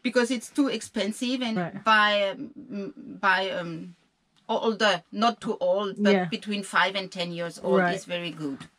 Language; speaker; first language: English; non-native, learner; French